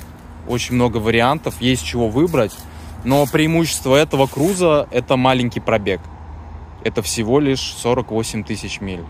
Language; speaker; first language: Russian; native; Russian